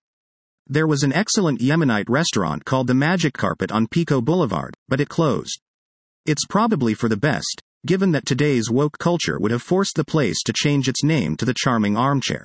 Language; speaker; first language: English; early bilingual, other home language; Persian